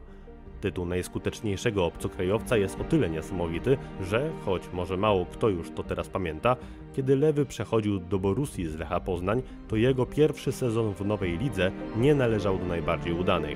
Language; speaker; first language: Polish; native; Polish